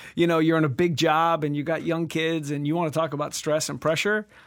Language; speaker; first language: English; native; English